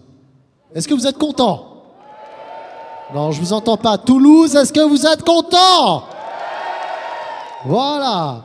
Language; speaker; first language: French; native; French